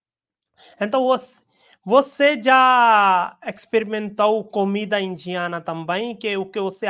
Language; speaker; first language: Portuguese; non-native, learner; Hindi